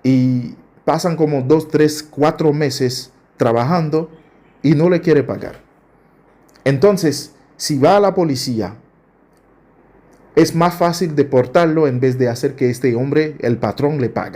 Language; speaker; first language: Spanish; non-native, fluent; Haitian Creole